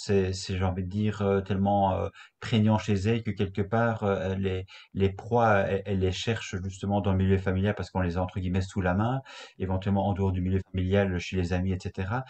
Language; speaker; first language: French; native; French